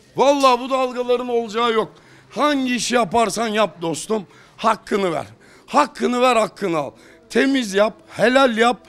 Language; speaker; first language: Turkish; native; Turkish